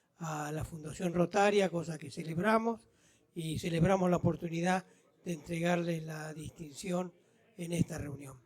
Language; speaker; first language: Spanish; native; Spanish